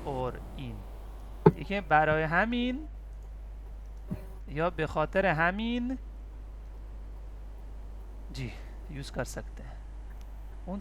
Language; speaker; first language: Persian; non-native, fluent; Urdu